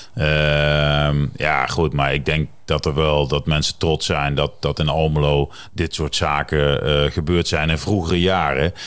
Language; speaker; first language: Dutch; native; Dutch